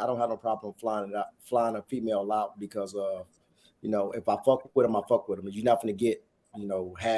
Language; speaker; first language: English; native; English